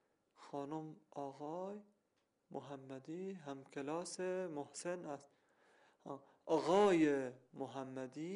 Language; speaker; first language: Persian; non-native, learner; Arabic